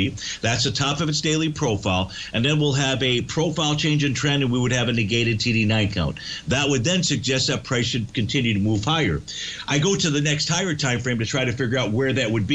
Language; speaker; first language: English; native; English